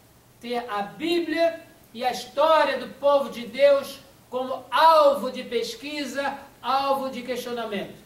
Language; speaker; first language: Portuguese; native; Portuguese